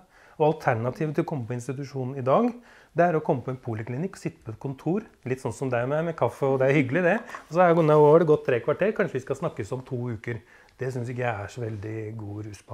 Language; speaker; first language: Norwegian; native; Norwegian